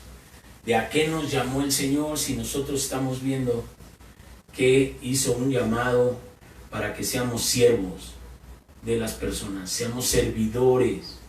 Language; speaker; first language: Spanish; native; Spanish